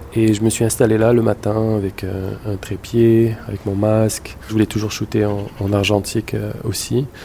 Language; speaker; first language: French; native; French